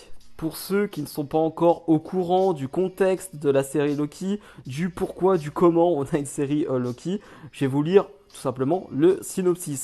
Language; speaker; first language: French; native; French